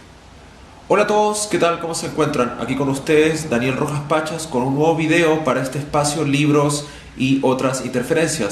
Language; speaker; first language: Spanish; native; Spanish